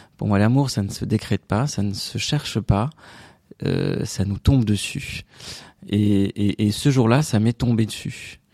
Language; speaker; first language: French; non-native, local second language; Arabic